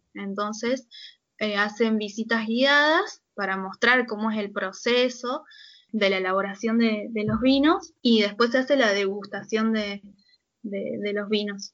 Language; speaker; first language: Spanish; native; Spanish